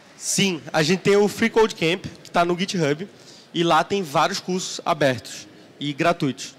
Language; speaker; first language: Portuguese; native; Portuguese